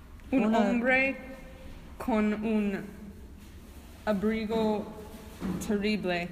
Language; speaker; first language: Spanish; non-native, learner; English